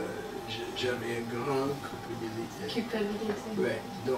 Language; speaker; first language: French; non-native, learner; English